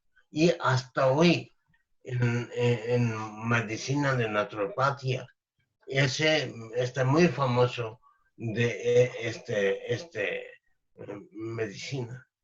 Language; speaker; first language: Spanish; non-native, learner; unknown